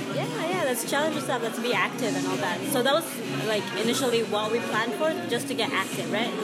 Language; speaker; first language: English; non-native, local second language; Cebuano